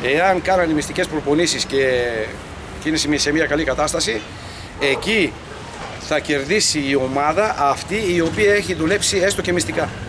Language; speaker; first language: Greek; early bilingual, heritage; Greek